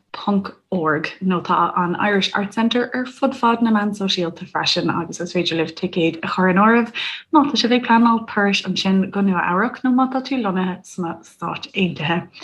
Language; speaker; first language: Irish; native; Irish